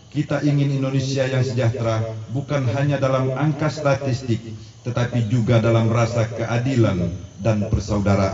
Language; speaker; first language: Indonesian; native; Indonesian